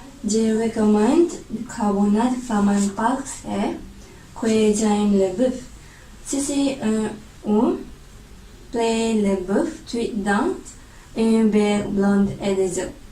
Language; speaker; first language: French; non-native, learner; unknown